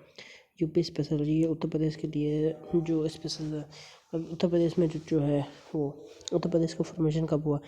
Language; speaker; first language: Hindi; native; Hindi